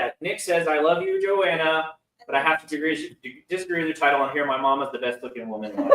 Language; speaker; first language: English; native; English